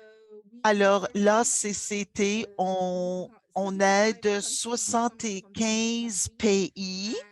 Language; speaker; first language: French; non-native, local second language; English